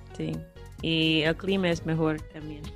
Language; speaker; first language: Spanish; non-native, fluent; English